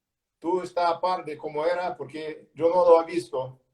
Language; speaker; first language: Spanish; non-native, learner; Portuguese